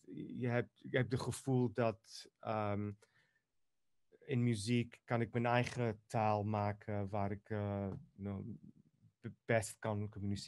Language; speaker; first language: Dutch; non-native, fluent; Greek